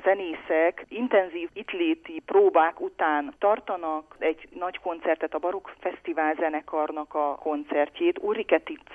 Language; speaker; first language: Hungarian; native; Hungarian